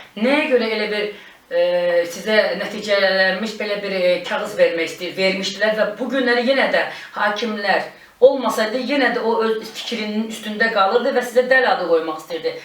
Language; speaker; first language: Azerbaijani; native; Azerbaijani